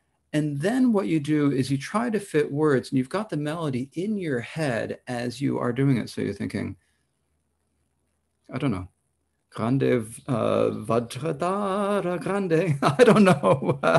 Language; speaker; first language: English; native; English